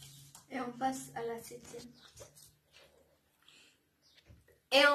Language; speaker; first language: French; non-native, local second language; Arabic